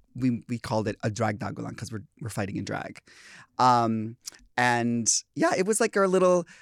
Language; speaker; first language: English; early bilingual, other home language; Filipino